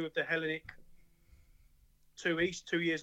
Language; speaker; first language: English; native; English